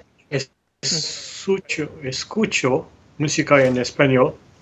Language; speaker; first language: Spanish; non-native, learner; Tamil